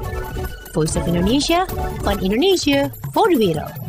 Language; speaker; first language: Dutch; non-native, fluent; Indonesian